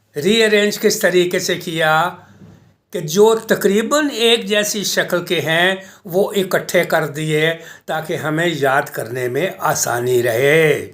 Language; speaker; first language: Urdu; native; Urdu